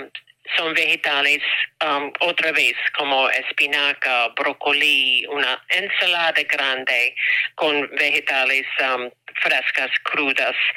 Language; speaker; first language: Spanish; non-native, learner; English